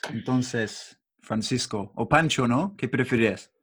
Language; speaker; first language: Spanish; non-native, learner; English